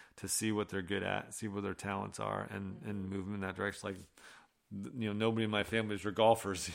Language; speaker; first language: English; native; English